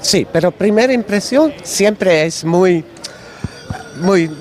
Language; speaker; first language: Spanish; non-native, learner; Dutch